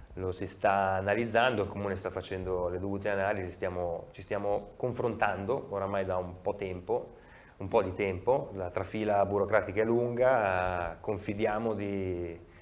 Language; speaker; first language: Italian; native; Italian